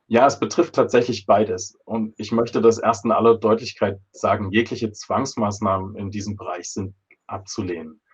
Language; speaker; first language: German; native; German